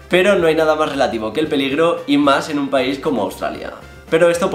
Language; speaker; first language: Spanish; native; Spanish